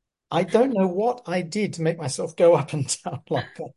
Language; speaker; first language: English; native; English